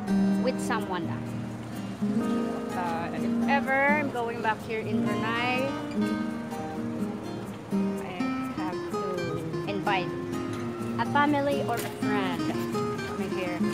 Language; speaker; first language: English; non-native, local second language; Filipino